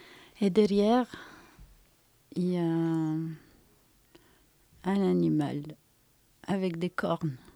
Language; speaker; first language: French; non-native, fluent; Romanian